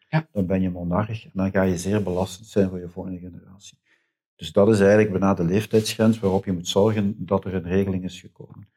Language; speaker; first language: Dutch; native; Dutch